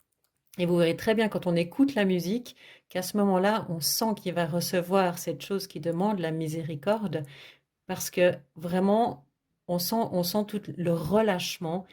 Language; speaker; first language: French; native; French